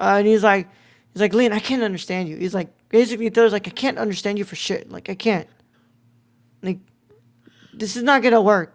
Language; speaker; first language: English; native; English